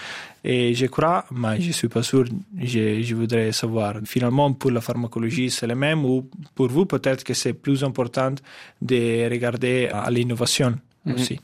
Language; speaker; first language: French; non-native, fluent; Italian